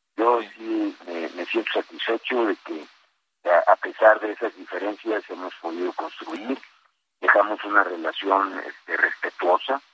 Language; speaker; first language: Spanish; native; Spanish